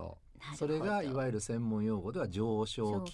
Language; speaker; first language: Japanese; native; Japanese